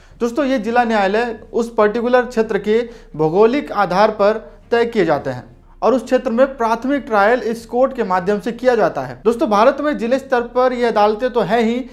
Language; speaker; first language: Hindi; native; Hindi